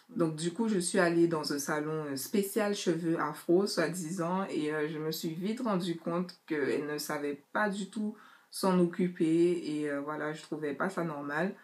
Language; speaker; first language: French; native; French